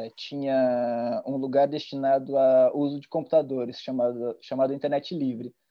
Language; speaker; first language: Portuguese; native; Portuguese